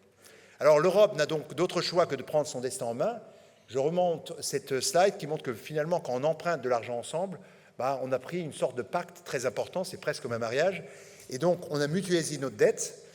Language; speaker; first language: French; native; French